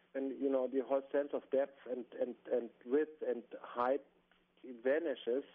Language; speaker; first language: English; non-native, fluent; German